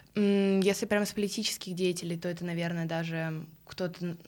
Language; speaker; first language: Russian; early bilingual, other home language; Swedish